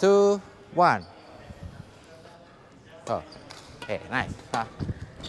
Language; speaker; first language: English; non-native, fluent; Indonesian